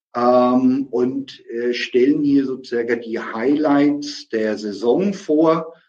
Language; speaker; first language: German; native; German